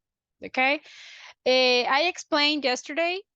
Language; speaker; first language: English; non-native, fluent; Spanish